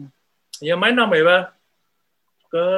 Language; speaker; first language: Vietnamese; early bilingual, heritage; Vietnamese